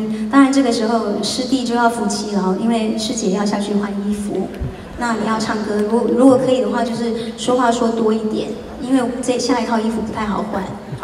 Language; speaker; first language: Chinese; native; Chinese